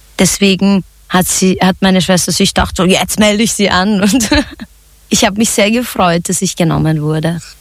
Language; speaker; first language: German; early bilingual, other home language; Zaza